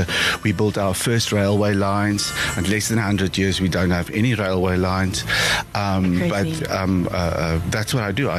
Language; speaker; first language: English; non-native, local second language; Afrikaans